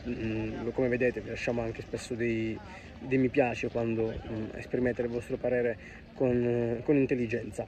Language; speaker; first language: Italian; native; Italian